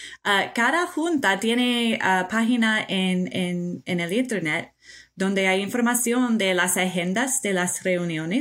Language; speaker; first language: Spanish; non-native, fluent; English